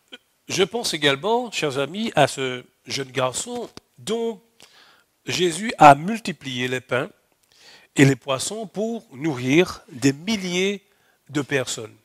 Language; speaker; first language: French; native; French